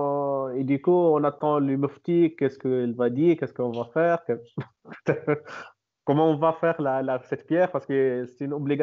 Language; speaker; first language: French; non-native, local second language; Arabic